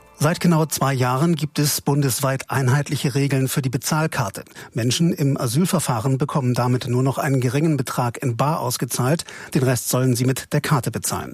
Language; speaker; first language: German; native; German